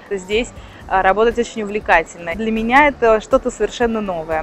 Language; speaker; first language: Russian; native; Russian